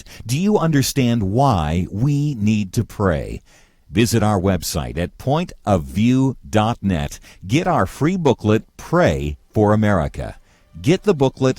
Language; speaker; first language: English; native; English